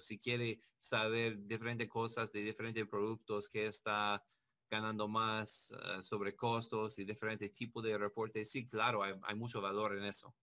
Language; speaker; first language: Spanish; non-native, learner; English